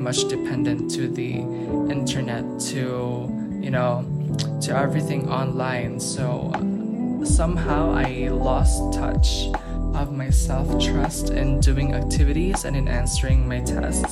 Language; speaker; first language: English; non-native, local second language; Filipino